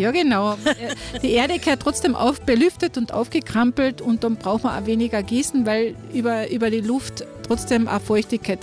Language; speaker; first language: German; native; German